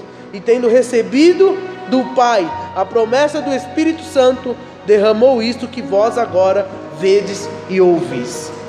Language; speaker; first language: Portuguese; native; Portuguese